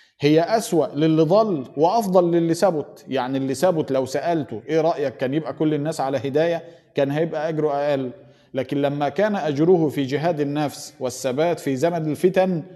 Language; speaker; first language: Arabic; native; Arabic